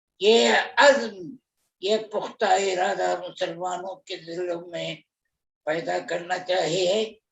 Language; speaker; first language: Urdu; native; Urdu